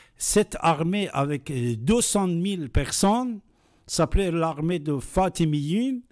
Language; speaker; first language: French; non-native, fluent; Persian